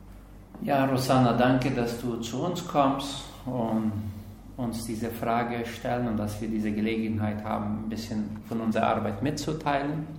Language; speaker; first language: German; non-native, learner; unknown